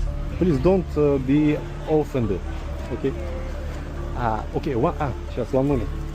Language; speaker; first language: English; non-native, learner; Russian